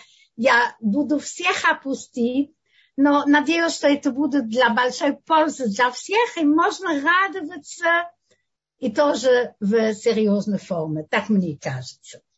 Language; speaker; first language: Russian; non-native, learner; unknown